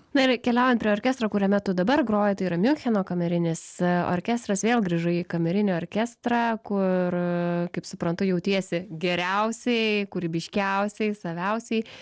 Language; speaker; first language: Lithuanian; native; Lithuanian